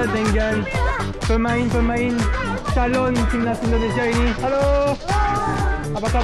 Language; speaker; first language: Indonesian; non-native, fluent; French